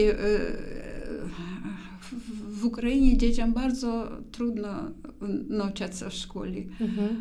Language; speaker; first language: Polish; non-native, learner; Ukrainian